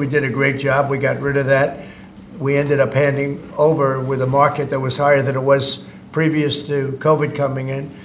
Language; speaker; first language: English; native; English